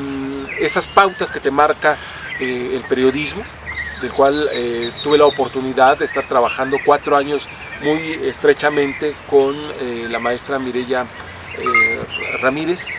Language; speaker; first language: Spanish; native; Spanish